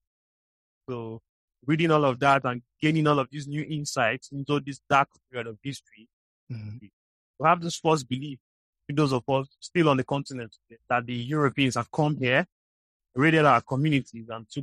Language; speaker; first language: English; non-native, local second language; Igbo